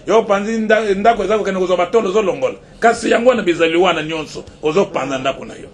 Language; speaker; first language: Lingala; native; Lingala